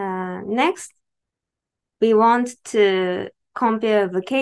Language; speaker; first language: English; non-native, learner; Japanese